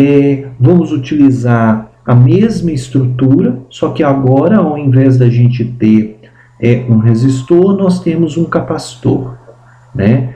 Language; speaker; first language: Portuguese; native; Portuguese